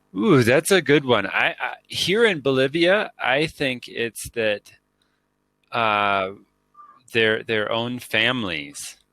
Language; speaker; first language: English; native; English